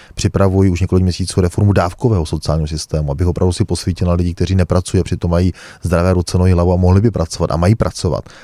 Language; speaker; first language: Czech; native; Czech